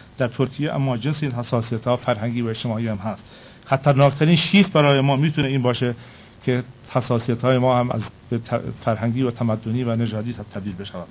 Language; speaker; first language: Persian; non-native, local second language; Kurdish